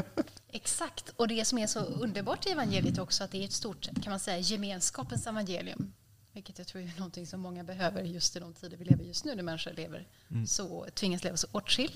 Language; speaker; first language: Swedish; native; Swedish